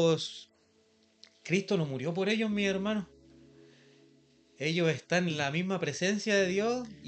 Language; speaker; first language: Spanish; native; Spanish